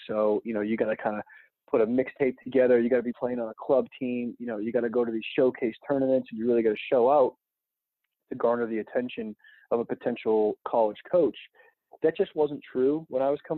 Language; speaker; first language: English; native; English